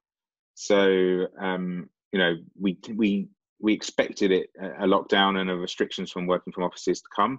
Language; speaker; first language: English; native; English